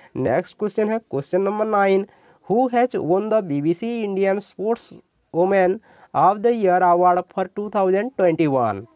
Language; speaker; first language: Hindi; non-native, local second language; Odia